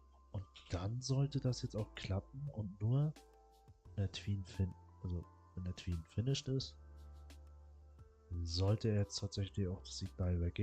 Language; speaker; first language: German; native; German